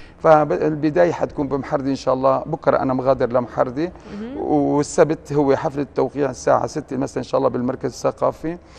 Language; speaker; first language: Arabic; native; Arabic